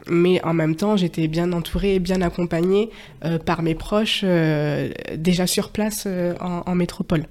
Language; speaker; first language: French; native; French